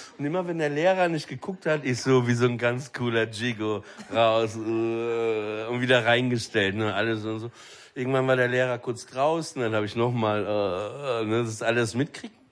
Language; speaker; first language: German; native; German